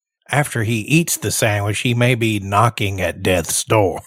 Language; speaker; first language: English; early bilingual, other home language; Spanish